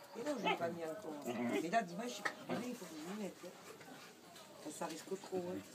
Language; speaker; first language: French; native; French